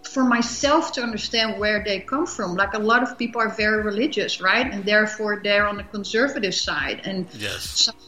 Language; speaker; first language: English; non-native, fluent; Dutch